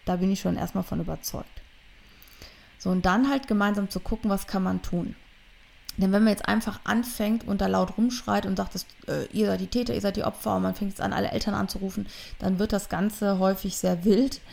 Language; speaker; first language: German; native; German